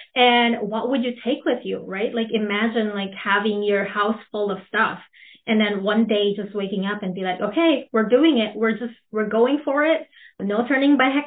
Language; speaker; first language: English; non-native, local second language; Filipino